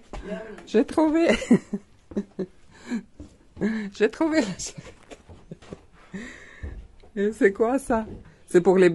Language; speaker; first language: French; non-native, learner; Russian